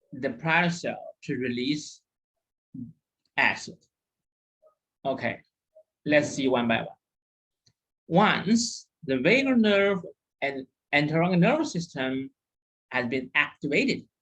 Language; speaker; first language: English; non-native, fluent; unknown